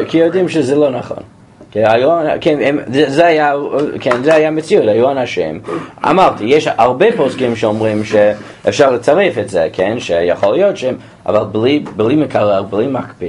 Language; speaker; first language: Hebrew; non-native, fluent; English